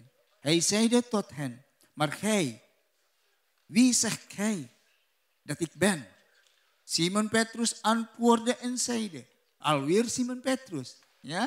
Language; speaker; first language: Dutch; non-native, learner; Indonesian